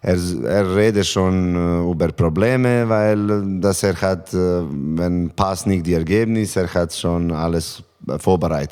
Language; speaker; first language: German; non-native, learner; Serbian